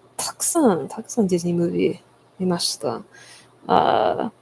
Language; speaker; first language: Japanese; non-native, learner; English